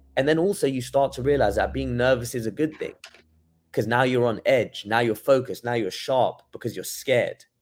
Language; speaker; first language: English; native; English